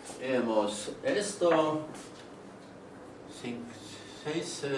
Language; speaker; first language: Spanish; non-native, learner; Estonian